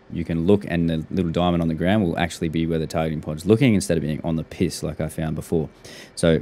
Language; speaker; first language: English; native; English